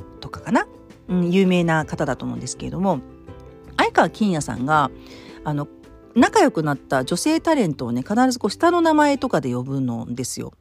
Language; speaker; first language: Japanese; native; Japanese